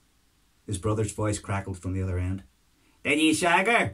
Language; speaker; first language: English; native; English